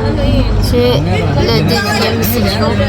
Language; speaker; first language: French; non-native, learner; Indonesian